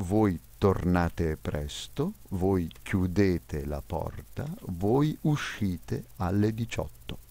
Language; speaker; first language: Italian; non-native, fluent; French